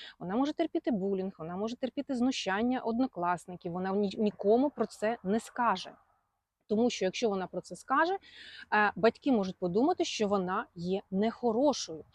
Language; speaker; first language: Ukrainian; non-native, local second language; Russian